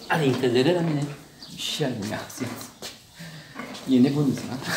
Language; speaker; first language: Romanian; non-native, learner; French